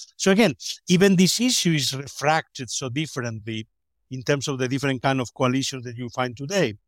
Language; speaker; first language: English; non-native, fluent; Spanish